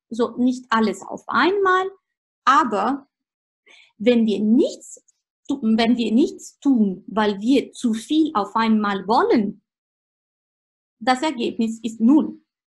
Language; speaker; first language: German; non-native, fluent; Italian